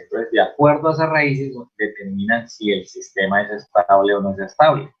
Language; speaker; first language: Spanish; native; Spanish